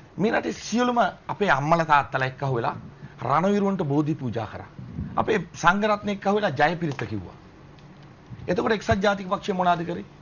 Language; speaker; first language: Sinhala; native; Sinhala